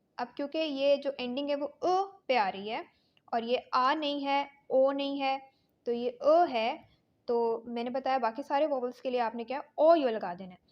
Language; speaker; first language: Urdu; native; Urdu